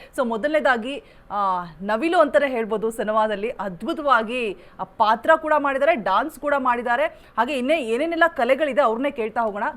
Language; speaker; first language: Kannada; native; Kannada